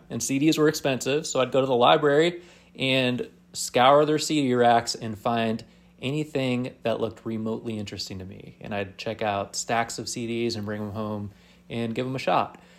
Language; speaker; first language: English; native; English